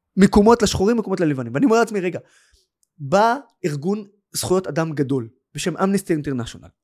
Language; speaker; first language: Hebrew; non-native, local second language; Arabic